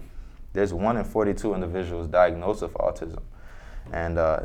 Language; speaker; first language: English; native; English